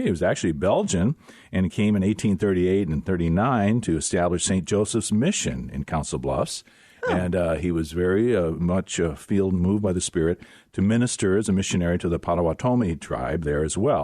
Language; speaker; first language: English; native; English